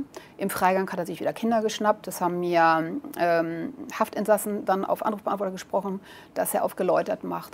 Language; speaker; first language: German; native; German